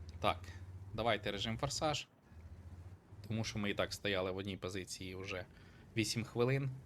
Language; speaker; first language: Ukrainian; non-native, local second language; Russian